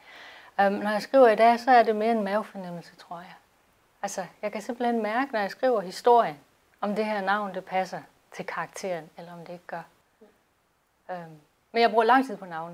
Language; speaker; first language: Danish; native; Danish